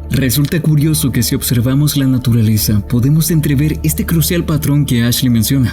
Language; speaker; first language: Spanish; native; Spanish